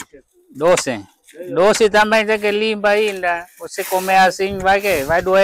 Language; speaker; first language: Portuguese; non-native, learner; Vietnamese